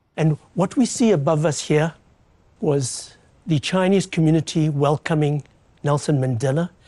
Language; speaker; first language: English; native; English